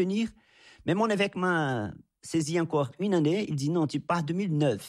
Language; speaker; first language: French; non-native, fluent; Portuguese